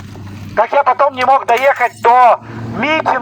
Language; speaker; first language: Russian; native; Russian